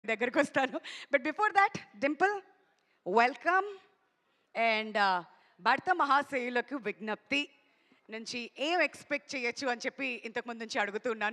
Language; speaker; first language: Telugu; native; Telugu